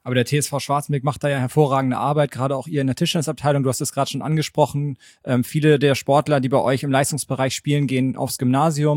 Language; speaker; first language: German; native; German